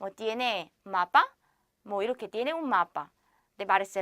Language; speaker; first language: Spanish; non-native, fluent; Korean